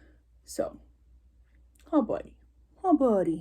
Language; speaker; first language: English; native; English